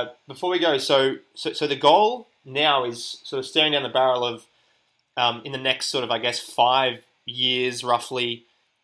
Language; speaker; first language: English; native; English